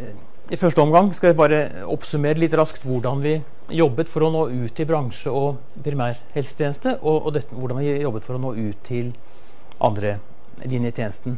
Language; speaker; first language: Norwegian; native; Norwegian